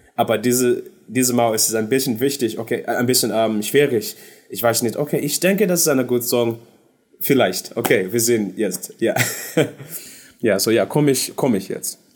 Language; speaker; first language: German; non-native, fluent; English